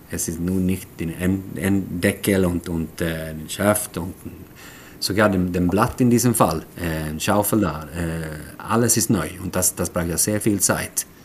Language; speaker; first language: German; non-native, fluent; Swedish